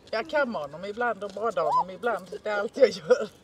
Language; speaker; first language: Swedish; native; Swedish